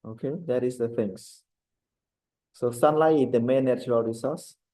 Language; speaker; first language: English; non-native, fluent; Khmer